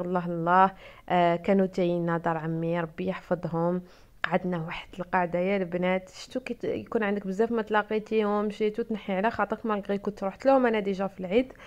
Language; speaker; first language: Arabic; native; Arabic